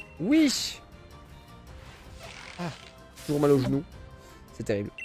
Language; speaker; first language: French; native; French